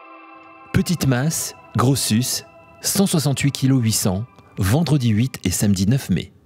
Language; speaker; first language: French; native; French